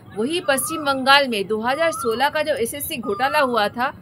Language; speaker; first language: Hindi; non-native, local second language; Bangla